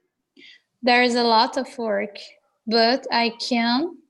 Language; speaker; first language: English; non-native, learner; Portuguese